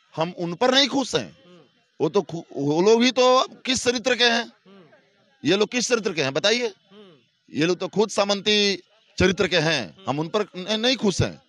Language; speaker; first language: Hindi; native; Hindi